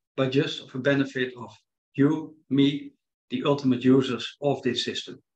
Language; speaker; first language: English; non-native, fluent; Dutch